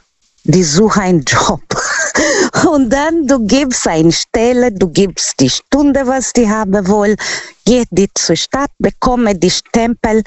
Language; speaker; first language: German; non-native, learner; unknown